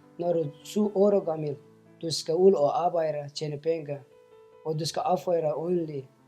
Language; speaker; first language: Danish; non-native, fluent; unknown